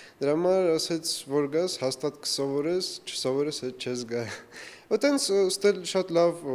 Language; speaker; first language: Armenian; early bilingual, heritage; Armenian